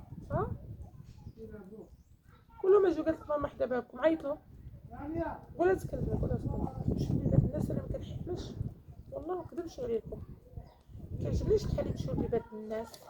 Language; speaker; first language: Arabic; native; Arabic